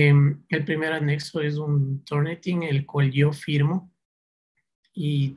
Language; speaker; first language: Spanish; native; Spanish